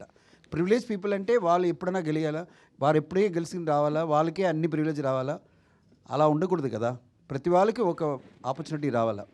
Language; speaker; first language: Telugu; non-native, fluent; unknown